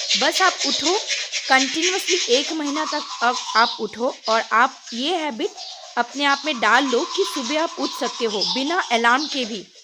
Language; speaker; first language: Hindi; non-native, local second language; Assamese